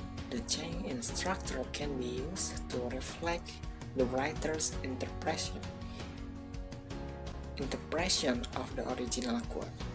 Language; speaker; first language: English; non-native, learner; Indonesian